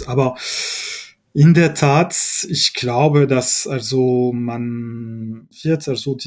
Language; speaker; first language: German; non-native, fluent; French